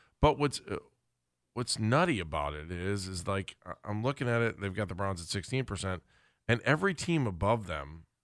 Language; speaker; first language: English; native; English